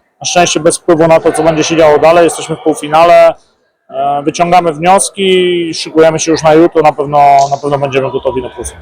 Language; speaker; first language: Polish; native; Polish